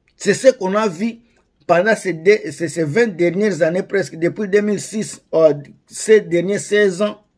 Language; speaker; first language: French; non-native, local second language; Lingala